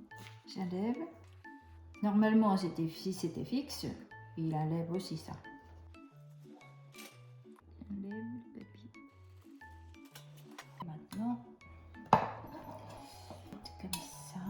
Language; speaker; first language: French; non-native, fluent; Japanese